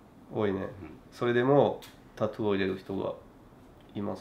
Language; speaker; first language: Japanese; non-native, learner; French